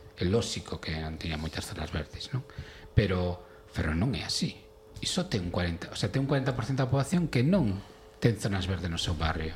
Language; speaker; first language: Galician; non-native, local second language; Spanish